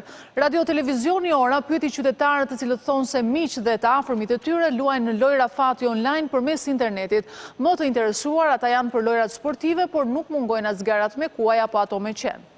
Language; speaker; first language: Albanian; native; Albanian